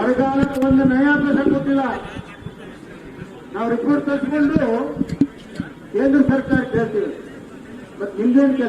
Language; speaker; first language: Kannada; native; Kannada